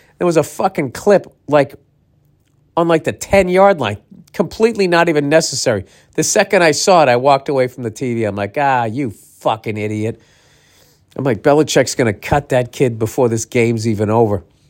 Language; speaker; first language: English; native; English